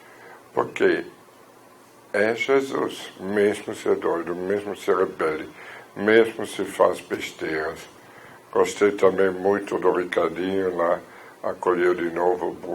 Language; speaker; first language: Portuguese; non-native, fluent; German